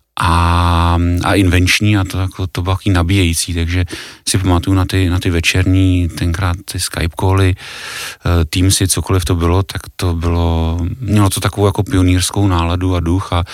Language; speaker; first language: Czech; native; Czech